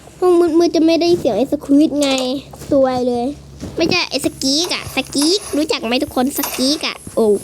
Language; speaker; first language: Thai; native; Thai